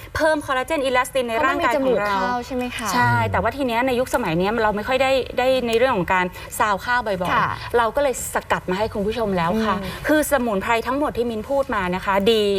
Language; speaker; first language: Thai; native; Thai